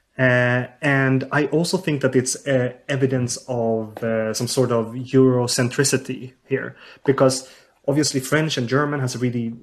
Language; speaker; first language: English; non-native, fluent; Swedish